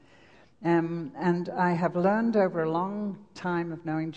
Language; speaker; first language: English; native; English